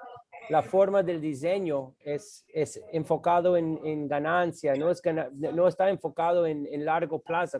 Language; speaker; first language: Spanish; non-native, fluent; English